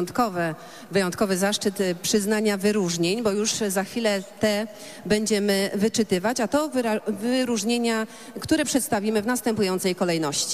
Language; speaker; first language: Polish; native; Polish